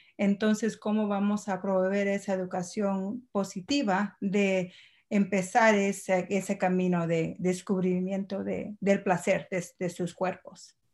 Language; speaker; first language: Spanish; early bilingual, heritage; Spanish